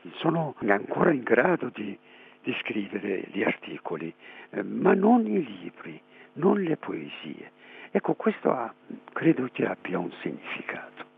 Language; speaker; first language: Italian; non-native, fluent; Persian